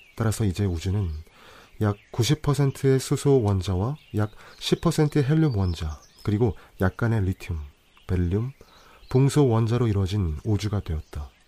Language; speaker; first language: Korean; native; Korean